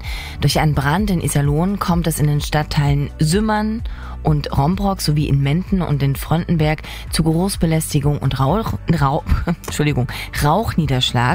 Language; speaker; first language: German; native; German